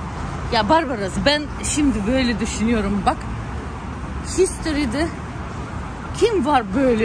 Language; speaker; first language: Turkish; non-native, learner; Russian